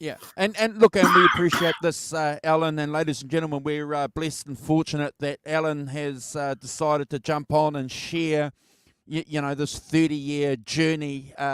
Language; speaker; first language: English; native; English